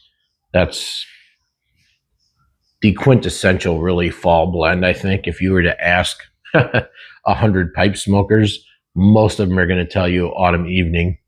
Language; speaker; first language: English; native; English